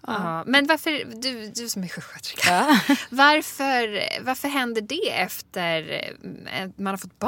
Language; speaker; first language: Swedish; native; Swedish